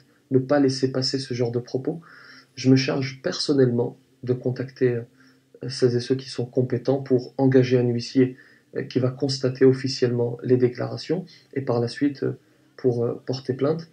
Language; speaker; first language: French; native; French